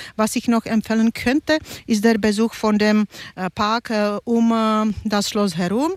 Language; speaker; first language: German; non-native, fluent; Czech